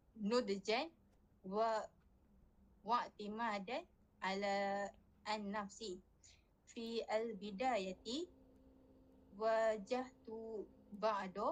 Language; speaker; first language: Arabic; non-native, learner; Malay